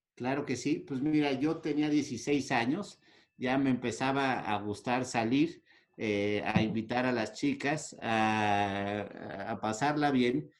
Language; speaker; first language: Spanish; native; Spanish